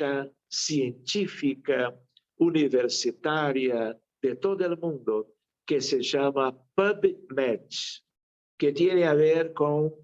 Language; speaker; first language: Spanish; non-native, fluent; Portuguese